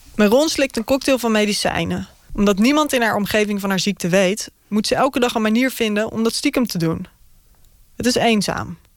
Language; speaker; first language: Dutch; native; Dutch